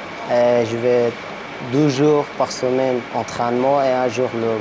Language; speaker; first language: French; non-native, learner; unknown